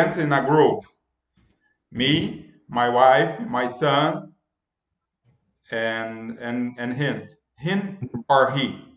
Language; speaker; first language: English; non-native, learner; Portuguese